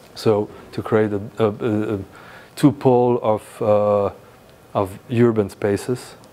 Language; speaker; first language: English; non-native, fluent; Italian